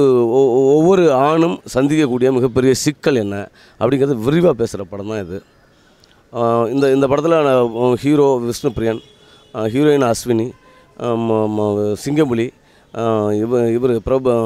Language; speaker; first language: Tamil; native; Tamil